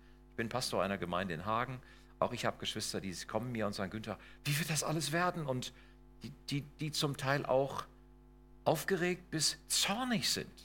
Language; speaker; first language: German; native; German